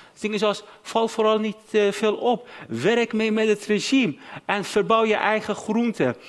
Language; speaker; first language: Dutch; native; Dutch